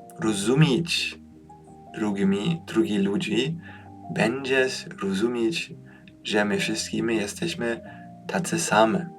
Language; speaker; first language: Polish; early bilingual, heritage; Polish